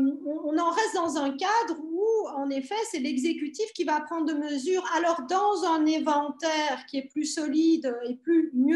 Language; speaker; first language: French; native; French